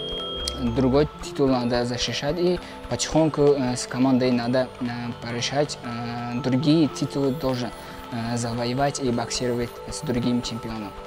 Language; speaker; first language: Russian; non-native, local second language; Uzbek